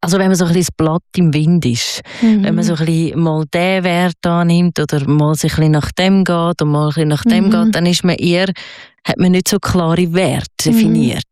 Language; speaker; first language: German; native; German